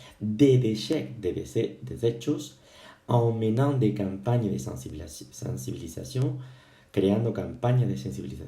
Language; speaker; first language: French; non-native, fluent; Spanish